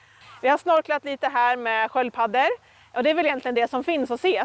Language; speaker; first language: Swedish; native; Swedish